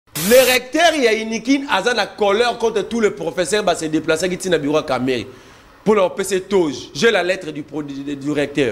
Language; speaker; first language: French; non-native, local second language; Lingala